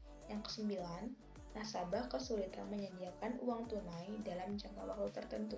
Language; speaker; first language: Indonesian; native; Indonesian